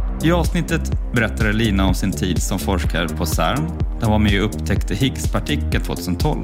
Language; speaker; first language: Swedish; native; Swedish